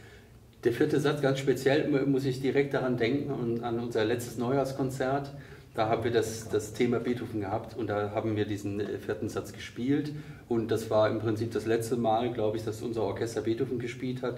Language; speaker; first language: German; native; German